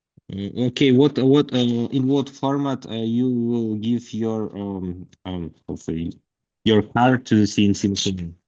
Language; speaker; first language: English; non-native, learner; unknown